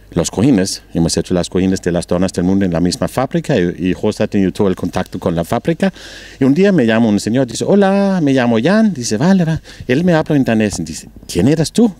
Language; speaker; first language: Spanish; non-native, learner; Danish